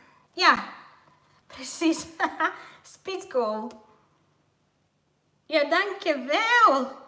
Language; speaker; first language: Dutch; non-native, learner; Swahili